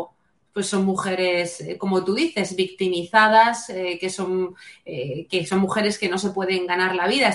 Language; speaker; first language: Spanish; native; Spanish